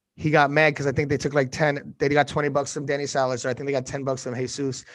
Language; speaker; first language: English; native; English